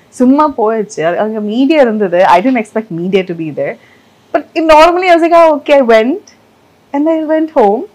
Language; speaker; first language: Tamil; non-native, learner; Malayalam